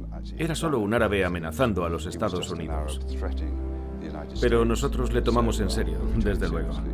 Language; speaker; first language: Spanish; native; Spanish